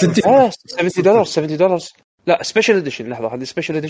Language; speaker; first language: Arabic; native; Arabic